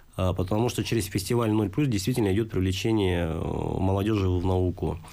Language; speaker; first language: Russian; native; Russian